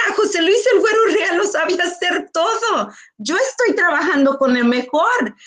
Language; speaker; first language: Spanish; early bilingual, heritage; Spanish